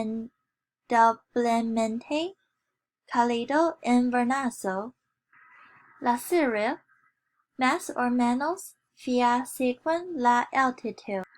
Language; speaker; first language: Spanish; non-native, learner; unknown